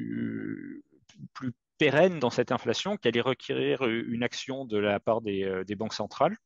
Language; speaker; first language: French; native; French